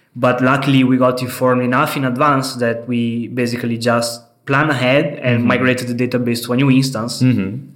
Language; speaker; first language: English; non-native, fluent; Italian